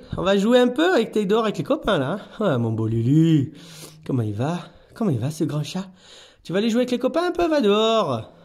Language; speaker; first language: French; native; French